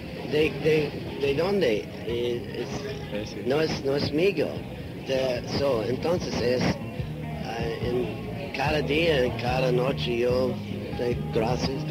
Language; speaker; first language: Spanish; non-native, learner; English